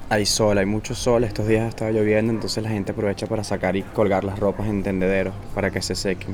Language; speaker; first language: Spanish; native; Spanish